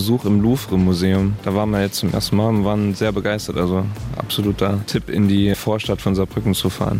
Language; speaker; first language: German; native; German